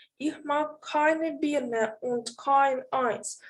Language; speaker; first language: German; non-native, fluent; Ukrainian